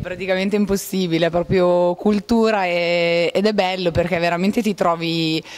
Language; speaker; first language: Italian; native; Italian